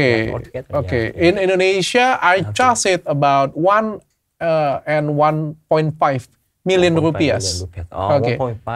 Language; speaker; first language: English; non-native, learner; Indonesian